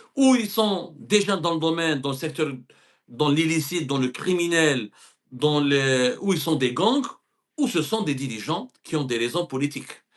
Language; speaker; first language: French; non-native, local second language; Arabic